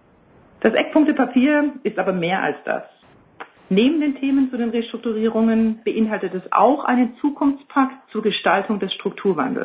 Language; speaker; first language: German; native; German